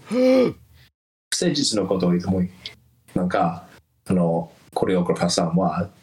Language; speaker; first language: Japanese; non-native, fluent; English